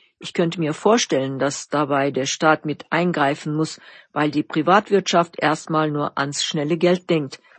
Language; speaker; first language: German; non-native, fluent; Turkish